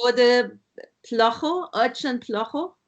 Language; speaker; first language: Russian; non-native, learner; German